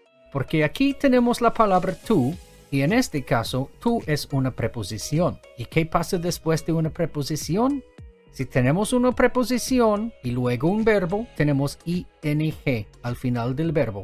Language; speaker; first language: Spanish; non-native, fluent; English